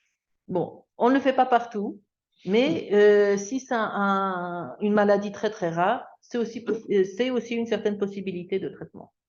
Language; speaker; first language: French; non-native, fluent; Polish